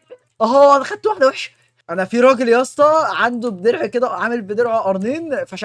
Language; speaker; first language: Arabic; native; Arabic